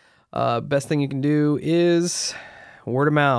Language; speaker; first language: English; native; English